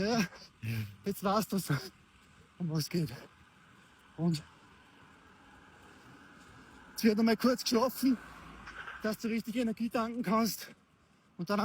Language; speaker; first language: German; native; German